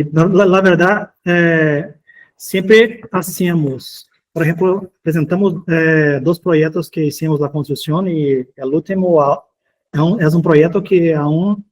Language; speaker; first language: Spanish; non-native, fluent; Portuguese